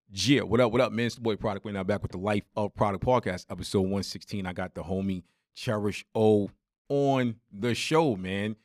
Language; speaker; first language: English; native; English